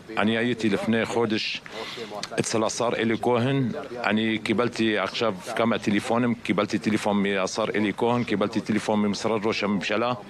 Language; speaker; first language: Hebrew; non-native, local second language; Arabic